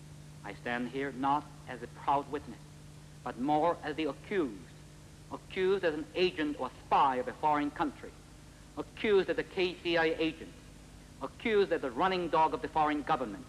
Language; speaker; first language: English; non-native, local second language; Korean